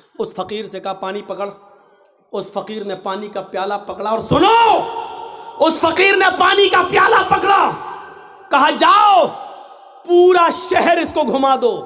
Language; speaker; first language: Urdu; native; Urdu